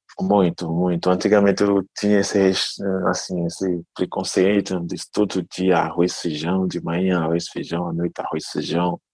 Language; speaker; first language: Portuguese; non-native, fluent; Dyula